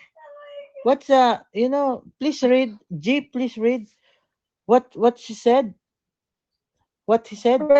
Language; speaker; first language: English; non-native, learner; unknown